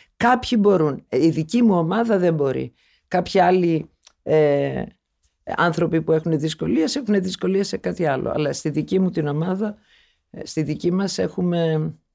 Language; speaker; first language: Greek; early bilingual, other home language; Turkish